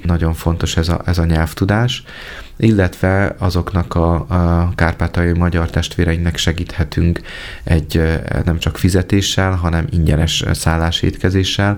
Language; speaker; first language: Hungarian; native; Hungarian